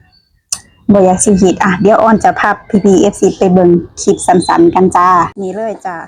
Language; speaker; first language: Thai; non-native, local second language; Northeastern Thai